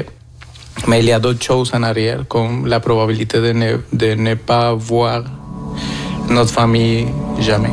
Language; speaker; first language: French; non-native, fluent; Spanish